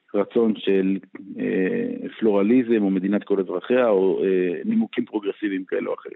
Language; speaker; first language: Hebrew; native; Hebrew